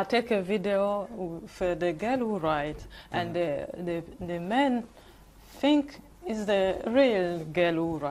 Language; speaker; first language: English; non-native, learner; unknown